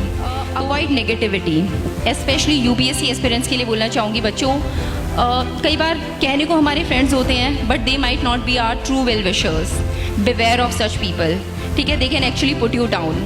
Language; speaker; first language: Hindi; native; Hindi